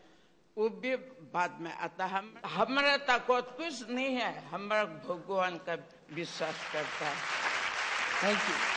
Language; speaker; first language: Hindi; non-native, local second language; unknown